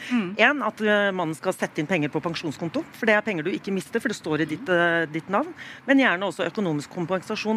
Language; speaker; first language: Norwegian; native; Norwegian